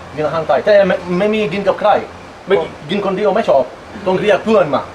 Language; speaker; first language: Thai; non-native, learner; Hebrew